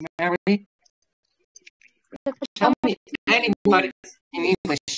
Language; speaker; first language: English; non-native, learner; Russian